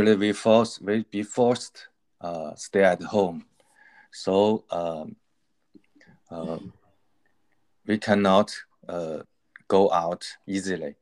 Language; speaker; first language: English; non-native, learner; Chinese